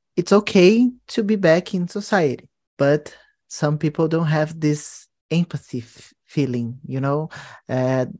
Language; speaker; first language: English; non-native, fluent; Portuguese